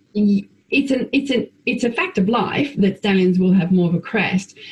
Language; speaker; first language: English; native; English